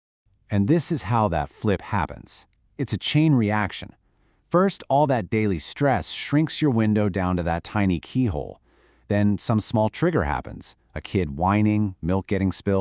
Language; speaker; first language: English; native; English